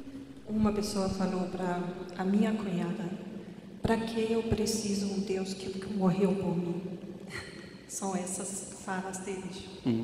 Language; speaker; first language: Portuguese; non-native, fluent; German